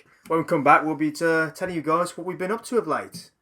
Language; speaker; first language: English; native; English